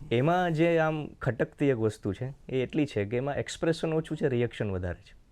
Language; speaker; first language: Gujarati; native; Gujarati